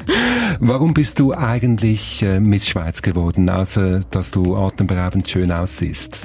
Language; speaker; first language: German; native; German